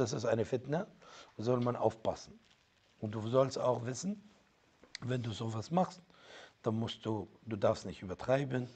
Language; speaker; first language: German; non-native, fluent; Arabic